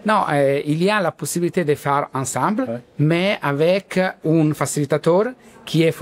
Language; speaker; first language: French; non-native, learner; Italian